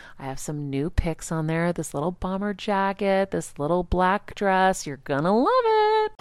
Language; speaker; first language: English; early bilingual, other home language; Greek